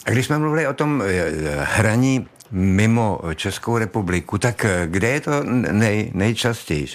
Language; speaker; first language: Czech; native; Czech